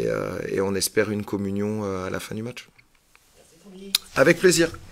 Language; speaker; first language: French; native; French